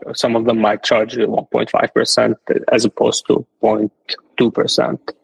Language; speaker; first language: English; non-native, fluent; Arabic